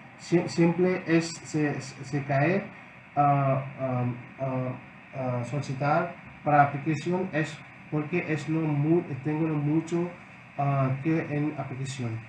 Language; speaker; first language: Spanish; non-native, learner; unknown